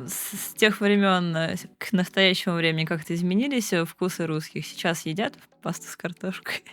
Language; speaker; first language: Russian; native; Russian